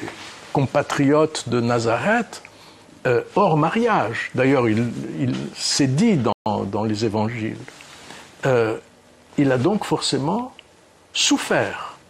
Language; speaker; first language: French; early bilingual, other home language; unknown